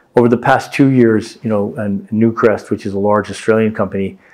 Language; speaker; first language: English; native; English